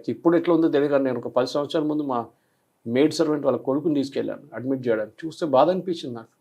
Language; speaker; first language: Telugu; non-native, local second language; Malayalam